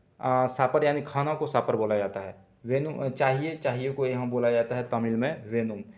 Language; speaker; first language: Hindi; native; Hindi